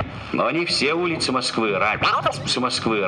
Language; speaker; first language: Russian; non-native, learner; Italian